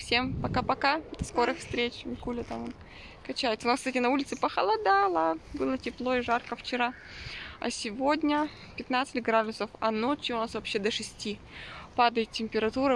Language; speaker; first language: Russian; native; Russian